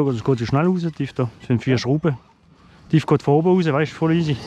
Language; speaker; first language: German; non-native, fluent; French